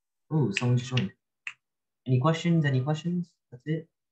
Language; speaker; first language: English; early bilingual, other home language; Japanese